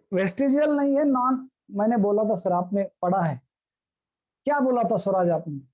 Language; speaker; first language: Hindi; non-native, local second language; Marathi